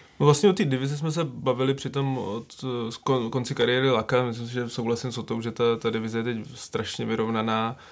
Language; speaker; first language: Czech; native; Czech